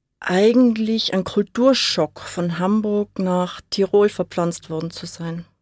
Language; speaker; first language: German; native; German